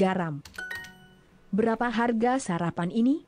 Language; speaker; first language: Indonesian; non-native, learner; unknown